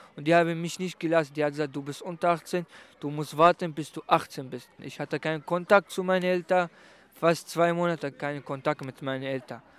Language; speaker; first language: German; non-native, learner; Kurdish